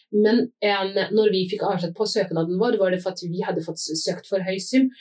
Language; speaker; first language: Norwegian; early bilingual, other home language; Somali